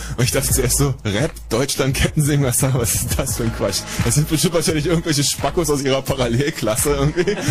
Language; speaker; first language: German; native; German